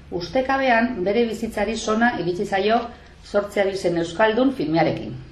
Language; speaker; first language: Basque; non-native, local second language; Spanish